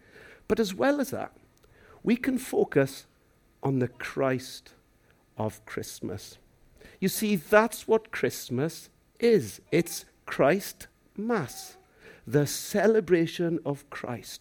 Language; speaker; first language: English; native; English